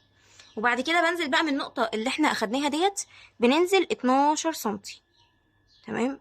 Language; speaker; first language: Arabic; native; Arabic